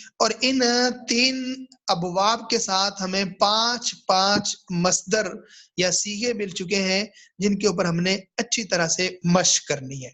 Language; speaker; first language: Urdu; native; Urdu